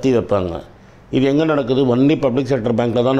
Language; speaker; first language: Tamil; native; Tamil